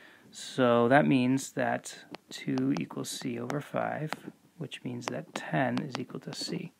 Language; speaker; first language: English; native; English